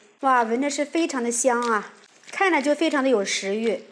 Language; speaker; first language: Chinese; native; Chinese